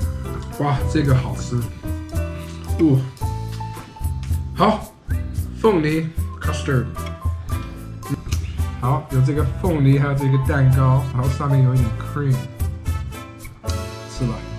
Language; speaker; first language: Chinese; non-native, fluent; English